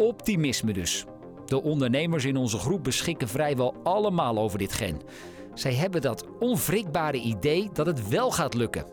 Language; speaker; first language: Dutch; native; Dutch